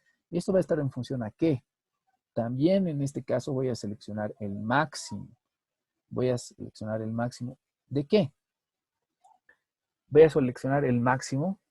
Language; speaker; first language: Spanish; native; Spanish